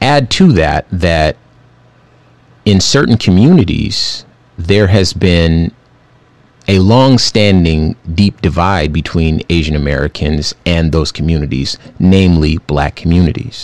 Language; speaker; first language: English; native; English